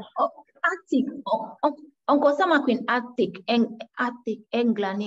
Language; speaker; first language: Finnish; non-native, learner; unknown